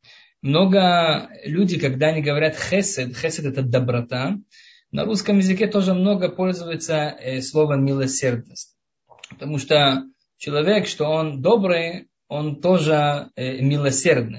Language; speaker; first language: Russian; early bilingual, heritage; Russian